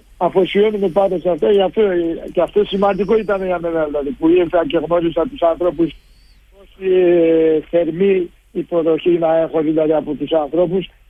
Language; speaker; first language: Greek; early bilingual, heritage; Greek